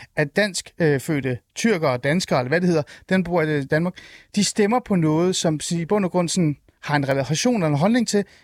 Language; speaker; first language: Danish; non-native, fluent; Turkish